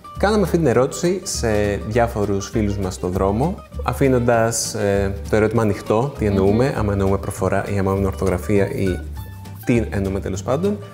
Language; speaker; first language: Greek; native; Greek